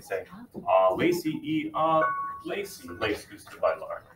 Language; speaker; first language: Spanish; non-native, fluent; English